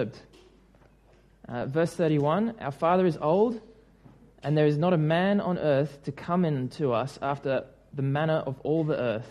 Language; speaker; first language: English; native; English